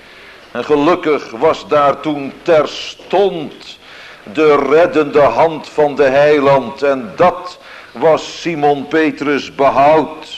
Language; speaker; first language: Dutch; native; Dutch